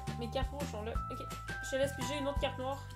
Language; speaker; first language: French; native; French